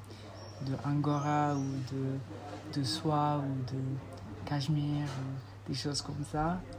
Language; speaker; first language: French; non-native, fluent; English